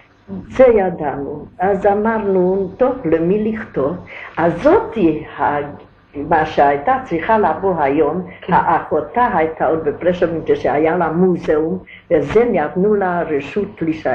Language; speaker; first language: Hebrew; non-native, learner; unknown